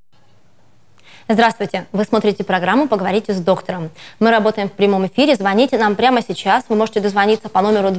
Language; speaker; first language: Russian; native; Russian